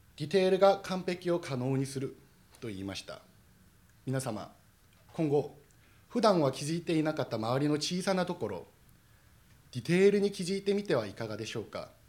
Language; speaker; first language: Japanese; non-native, fluent; Korean